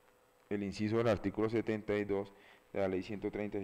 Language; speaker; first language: Spanish; native; Spanish